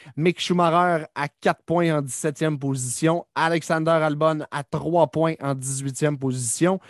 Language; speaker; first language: French; native; French